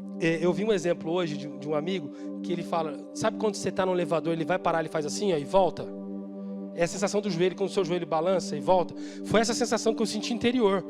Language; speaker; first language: Portuguese; native; Portuguese